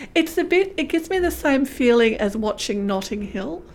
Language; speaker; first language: English; native; English